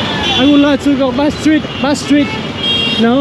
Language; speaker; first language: English; non-native, learner; Vietnamese